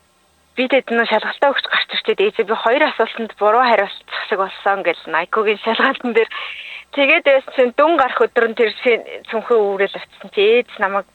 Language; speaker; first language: Mongolian; native; Mongolian